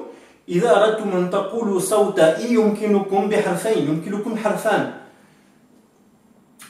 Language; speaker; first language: Arabic; non-native, fluent; French